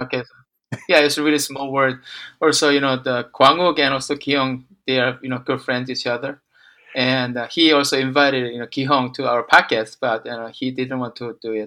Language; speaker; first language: English; non-native, fluent; Korean